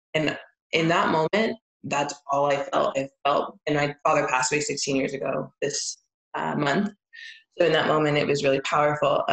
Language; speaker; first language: English; native; English